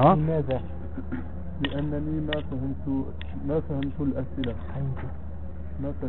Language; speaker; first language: Arabic; non-native, learner; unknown